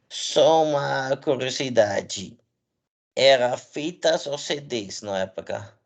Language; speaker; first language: Portuguese; non-native, learner; English